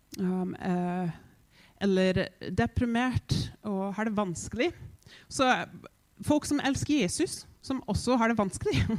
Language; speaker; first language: Norwegian; non-native, fluent; English